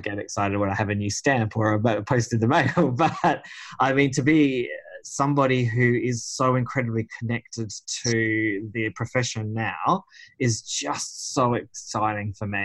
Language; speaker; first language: English; native; English